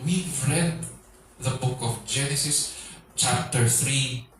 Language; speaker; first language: English; non-native, local second language; Filipino